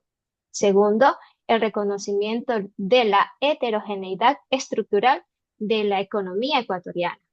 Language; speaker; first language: Spanish; native; Spanish